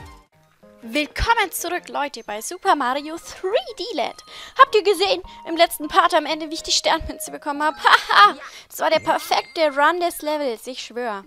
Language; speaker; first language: German; native; German